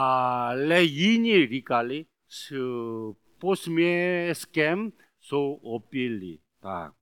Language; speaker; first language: Czech; non-native, learner; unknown